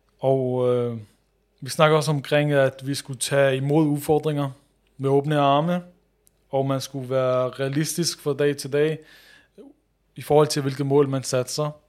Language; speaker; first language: Danish; early bilingual, other home language; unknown